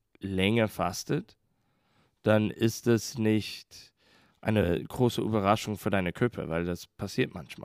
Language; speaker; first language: German; non-native, fluent; English